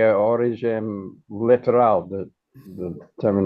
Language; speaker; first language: Portuguese; non-native, fluent; Italian